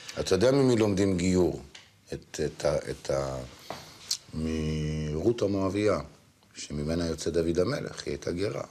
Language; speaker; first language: Hebrew; native; Hebrew